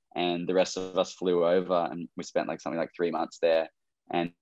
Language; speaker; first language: English; native; English